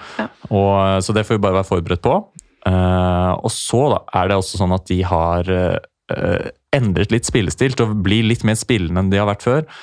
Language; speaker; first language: Norwegian; native; Norwegian